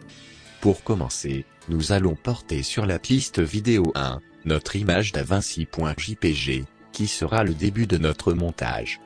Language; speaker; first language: French; native; French